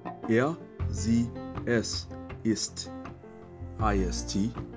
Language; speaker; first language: German; non-native, fluent; English